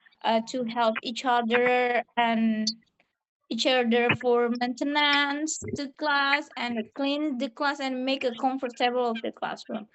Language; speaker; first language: English; non-native, learner; Indonesian